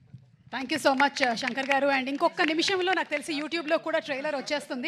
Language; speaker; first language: Telugu; native; Telugu